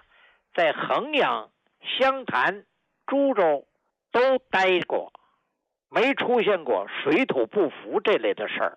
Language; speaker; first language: Chinese; native; Chinese